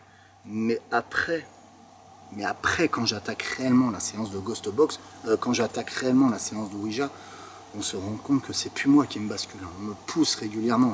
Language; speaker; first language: French; native; French